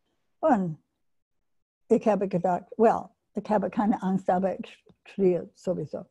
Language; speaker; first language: German; non-native, learner; English